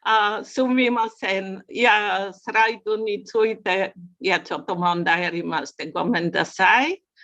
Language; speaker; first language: Japanese; non-native, learner; Bulgarian